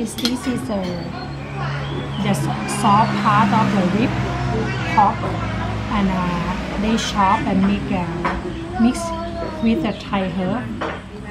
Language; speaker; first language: English; non-native, learner; Thai